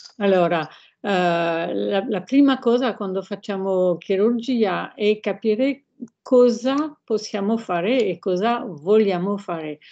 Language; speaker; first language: Italian; non-native, fluent; French